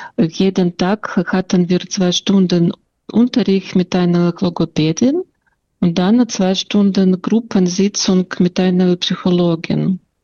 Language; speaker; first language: German; non-native, fluent; Russian